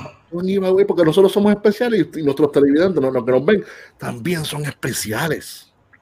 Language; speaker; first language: Spanish; native; Spanish